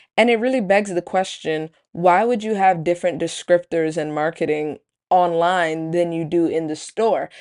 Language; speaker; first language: English; native; English